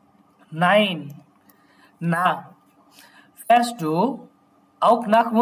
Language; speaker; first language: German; non-native, learner; Bangla